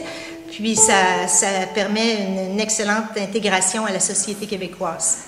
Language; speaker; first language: French; native; French